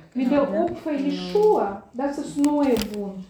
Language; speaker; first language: German; non-native, learner; Russian